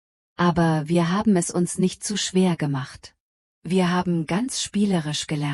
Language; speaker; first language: German; non-native, fluent; Polish